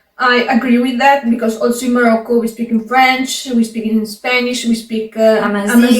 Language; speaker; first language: English; non-native, fluent; Arabic